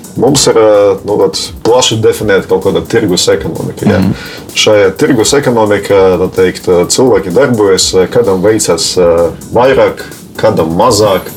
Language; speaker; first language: Latvian; non-native, local second language; Russian